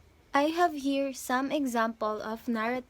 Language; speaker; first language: English; non-native, fluent; Filipino